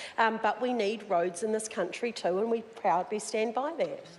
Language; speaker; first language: English; native; English